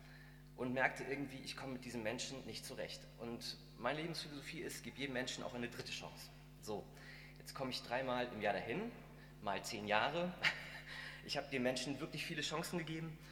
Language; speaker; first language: German; native; German